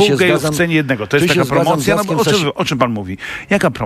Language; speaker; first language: Polish; native; Polish